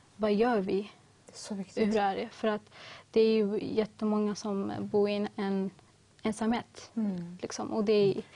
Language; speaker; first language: Swedish; early bilingual, other home language; Tigrinya